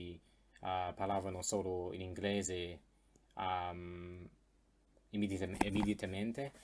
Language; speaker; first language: Italian; non-native, learner; English